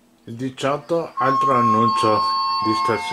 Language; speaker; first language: Italian; native; Italian